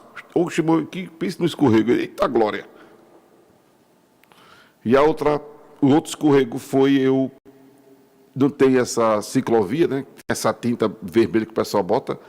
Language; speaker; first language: Portuguese; native; Portuguese